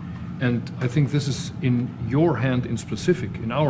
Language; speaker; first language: English; non-native, fluent; German